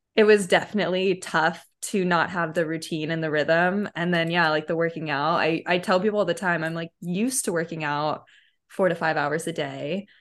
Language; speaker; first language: English; native; English